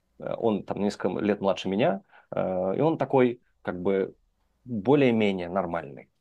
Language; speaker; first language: Russian; native; Russian